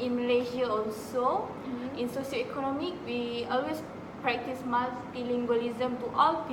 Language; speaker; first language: English; non-native, local second language; Malay